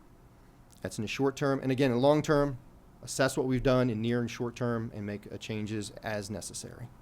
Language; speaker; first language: English; native; English